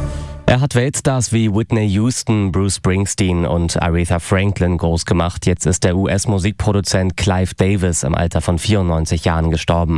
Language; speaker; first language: German; native; German